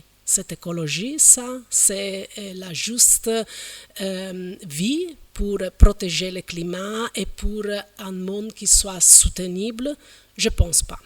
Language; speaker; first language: French; non-native, fluent; Italian